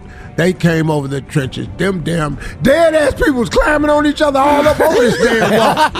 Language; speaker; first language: English; native; English